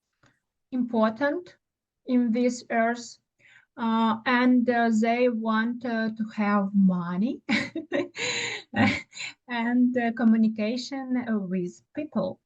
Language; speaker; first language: English; non-native, learner; Ukrainian